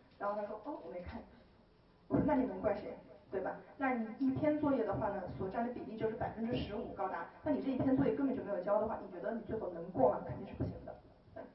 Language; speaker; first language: Chinese; native; Chinese